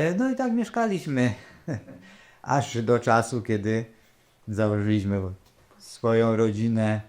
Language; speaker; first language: Polish; non-native, local second language; Rusyn